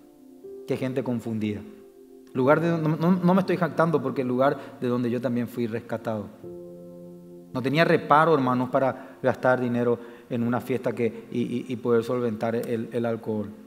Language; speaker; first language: Spanish; native; Spanish